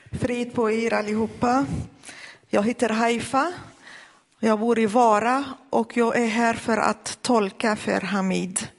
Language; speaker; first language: Swedish; non-native, fluent; Arabic